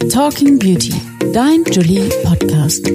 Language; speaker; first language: German; native; German